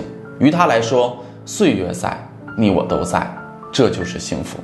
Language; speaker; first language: Chinese; native; Chinese